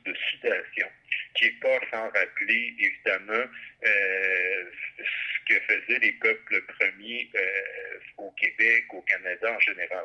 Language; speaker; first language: French; native; French